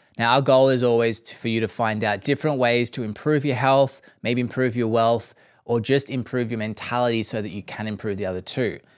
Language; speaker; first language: English; native; English